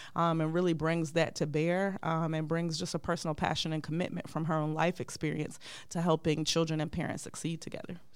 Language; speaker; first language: English; native; English